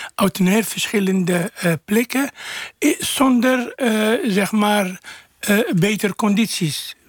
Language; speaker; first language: Dutch; non-native, fluent; Arabic